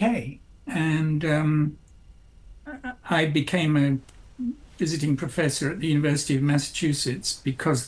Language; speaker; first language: English; native; English